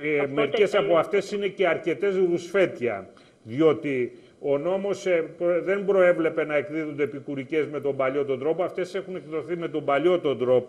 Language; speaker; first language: Greek; native; Greek